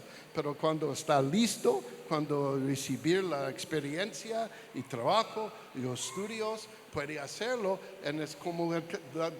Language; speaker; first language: Spanish; non-native, learner; English